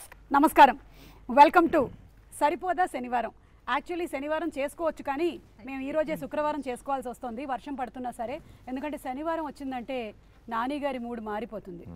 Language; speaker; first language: Telugu; native; Telugu